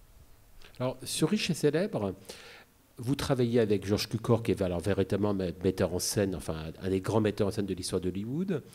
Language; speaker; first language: French; native; French